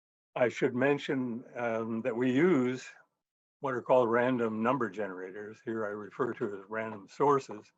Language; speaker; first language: English; native; English